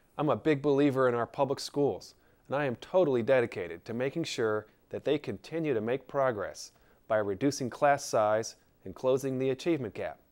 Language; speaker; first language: English; native; English